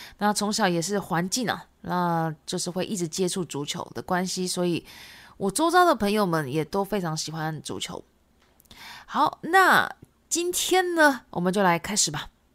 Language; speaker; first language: Chinese; non-native, fluent; Japanese